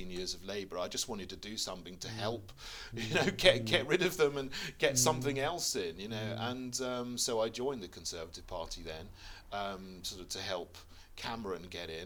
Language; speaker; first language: English; native; English